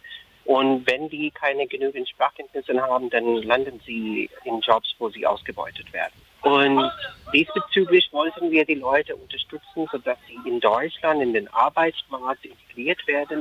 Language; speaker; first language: German; non-native, fluent; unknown